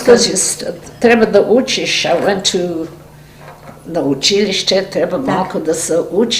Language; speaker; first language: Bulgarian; early bilingual, heritage; Macedonian